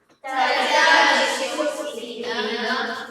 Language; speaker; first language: Chinese; non-native, learner; Indonesian